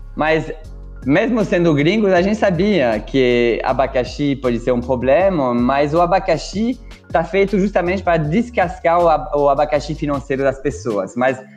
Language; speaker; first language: Portuguese; non-native, fluent; French